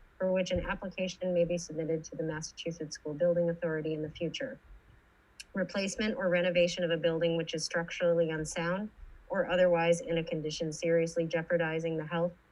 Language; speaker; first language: English; native; English